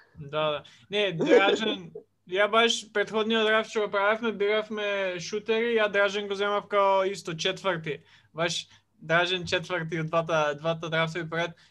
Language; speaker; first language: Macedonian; native; Macedonian